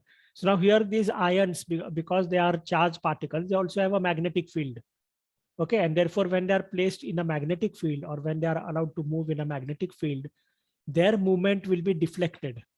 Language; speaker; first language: English; non-native, local second language; Marathi